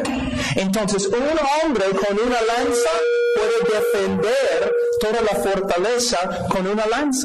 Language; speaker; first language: Spanish; non-native, fluent; English